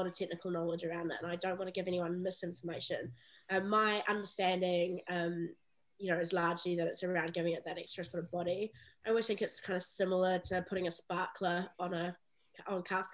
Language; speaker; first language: English; native; English